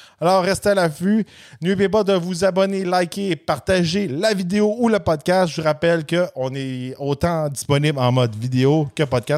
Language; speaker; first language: French; native; French